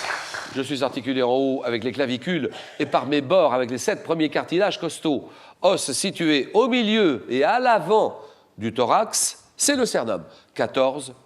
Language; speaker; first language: French; native; French